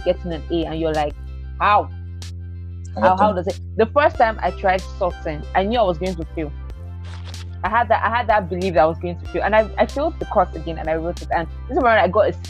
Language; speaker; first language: English; non-native, local second language; Igbo